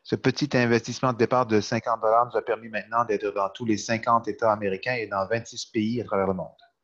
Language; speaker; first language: French; native; French